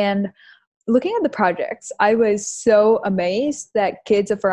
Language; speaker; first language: English; non-native, local second language; Hindi